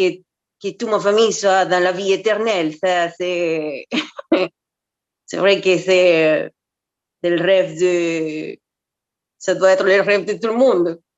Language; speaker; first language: French; non-native, fluent; Spanish